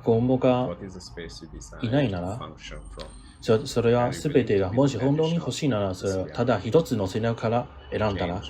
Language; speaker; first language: Japanese; non-native, learner; English